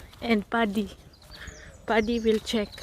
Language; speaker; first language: English; non-native, learner; Filipino